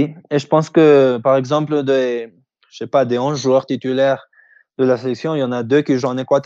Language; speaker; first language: French; early bilingual, heritage; French